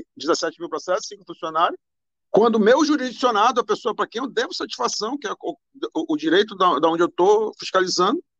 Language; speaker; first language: Portuguese; native; Portuguese